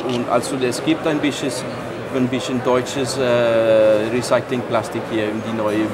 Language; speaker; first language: German; non-native, fluent; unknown